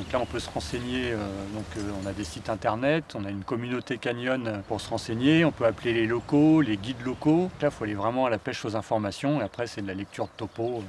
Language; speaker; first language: French; native; French